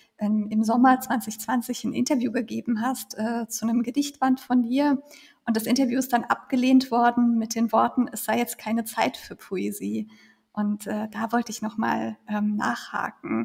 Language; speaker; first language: German; native; German